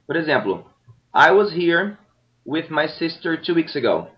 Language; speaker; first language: English; non-native, fluent; Portuguese